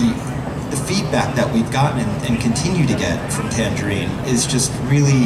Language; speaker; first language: English; native; English